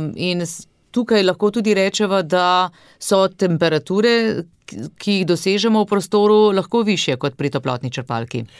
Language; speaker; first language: Slovenian; native; Slovenian